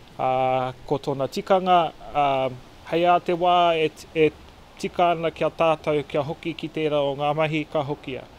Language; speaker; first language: Māori; non-native, local second language; English